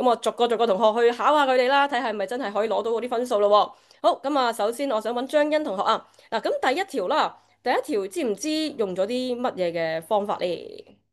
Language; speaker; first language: Cantonese; native; Cantonese